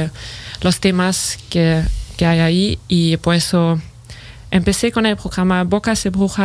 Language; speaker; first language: Spanish; non-native, fluent; German